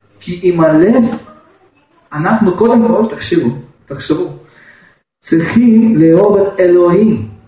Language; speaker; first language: Hebrew; non-native, fluent; Russian